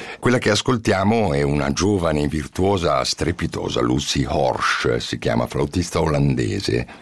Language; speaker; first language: Italian; native; Italian